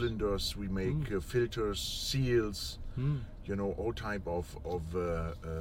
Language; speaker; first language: English; non-native, fluent; German